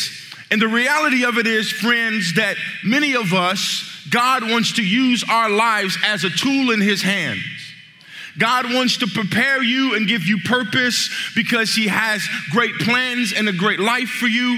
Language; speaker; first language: English; native; English